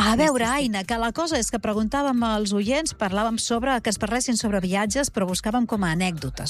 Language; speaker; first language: Catalan; native; Catalan